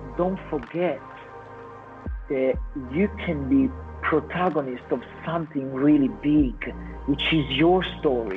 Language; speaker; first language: English; non-native, fluent; Italian